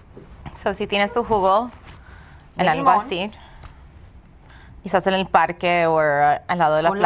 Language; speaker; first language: Spanish; early bilingual, heritage; English